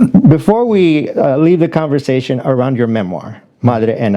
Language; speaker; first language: English; native; English